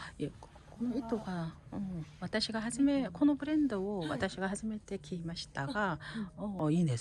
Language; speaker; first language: Japanese; non-native, learner; Korean